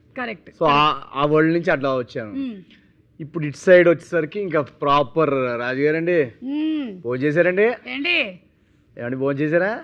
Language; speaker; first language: Telugu; native; Telugu